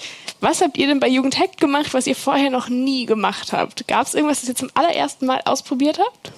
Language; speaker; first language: German; native; German